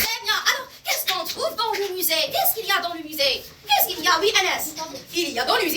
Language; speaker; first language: French; non-native, local second language; Arabic